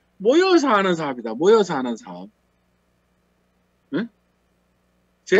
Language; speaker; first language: Korean; native; Korean